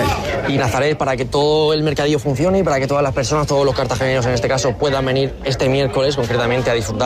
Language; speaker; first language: Spanish; native; Spanish